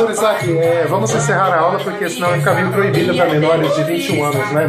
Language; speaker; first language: Portuguese; native; Portuguese